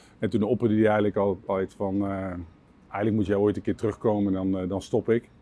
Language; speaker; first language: Dutch; native; Dutch